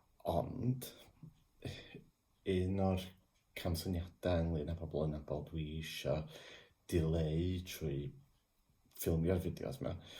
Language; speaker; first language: Welsh; non-native, local second language; English